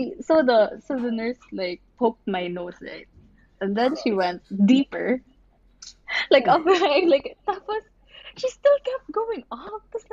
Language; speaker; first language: English; non-native, local second language; Filipino